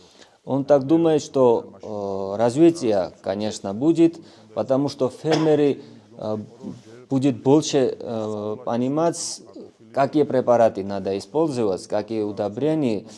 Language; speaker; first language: Russian; non-native, fluent; Georgian